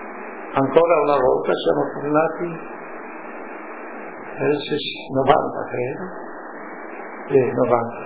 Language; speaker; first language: Italian; native; Italian